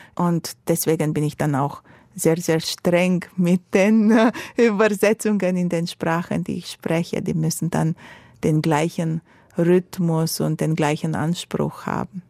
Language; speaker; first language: German; non-native, fluent; Romanian